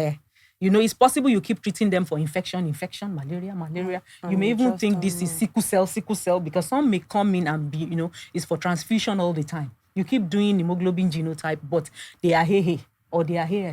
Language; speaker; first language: English; non-native, local second language; Yoruba